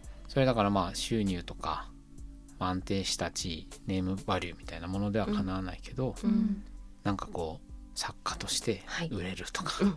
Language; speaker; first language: Japanese; native; Japanese